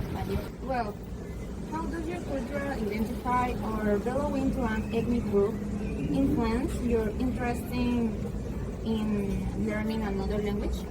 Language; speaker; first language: English; non-native, learner; Spanish